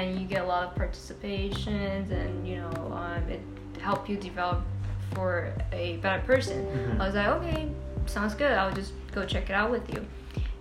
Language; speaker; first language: English; non-native, local second language; Cantonese